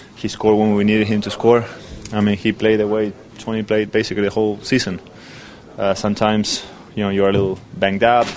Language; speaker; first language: English; non-native, fluent; Spanish